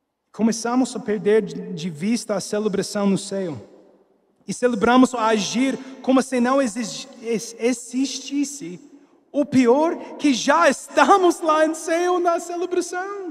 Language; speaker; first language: Portuguese; non-native, fluent; English